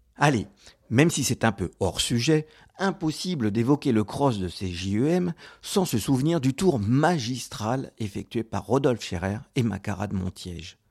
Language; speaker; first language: French; native; French